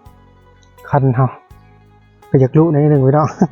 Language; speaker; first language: Thai; non-native, local second language; Lao